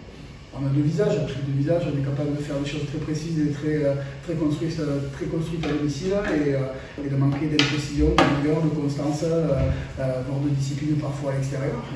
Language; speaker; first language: French; native; French